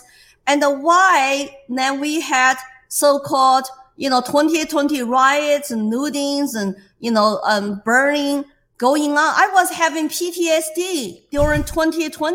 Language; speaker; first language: English; non-native, fluent; Chinese